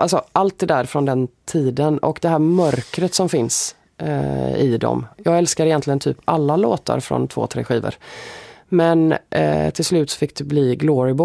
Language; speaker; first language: Swedish; native; Swedish